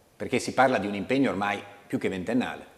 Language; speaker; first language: Italian; native; Italian